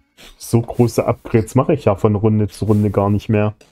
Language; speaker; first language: German; native; German